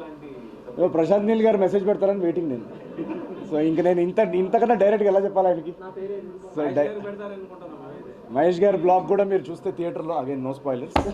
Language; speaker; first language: Telugu; native; Telugu